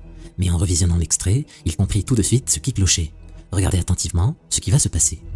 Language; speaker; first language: French; native; French